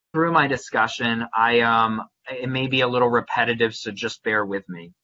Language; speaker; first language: English; native; English